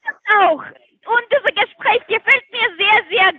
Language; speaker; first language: German; non-native, learner; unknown